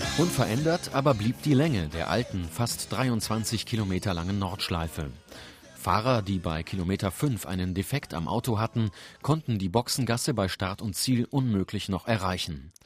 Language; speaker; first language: German; native; German